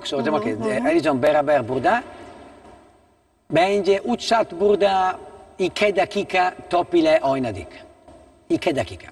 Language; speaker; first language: Turkish; non-native, learner; Italian